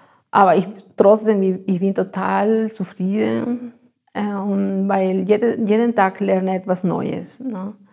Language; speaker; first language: German; non-native, fluent; Spanish